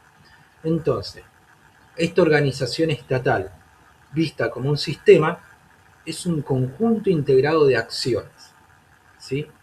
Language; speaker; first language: Spanish; native; Spanish